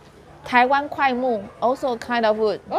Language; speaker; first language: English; non-native, learner; Chinese